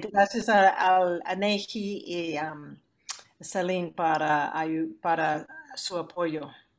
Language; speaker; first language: Spanish; non-native, learner; English